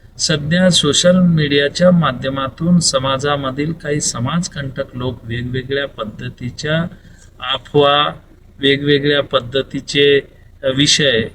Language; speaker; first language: Marathi; non-native, local second language; Lambadi